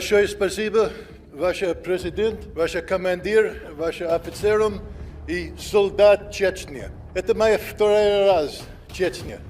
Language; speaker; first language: Russian; non-native, learner; English